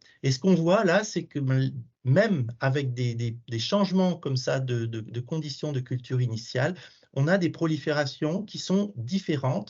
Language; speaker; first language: French; native; French